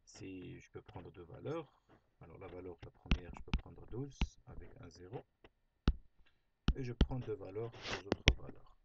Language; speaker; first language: French; non-native, local second language; Arabic